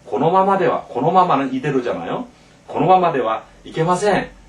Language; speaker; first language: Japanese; non-native, fluent; Korean